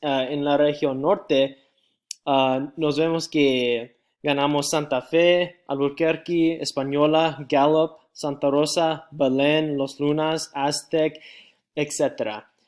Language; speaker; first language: Spanish; non-native, learner; English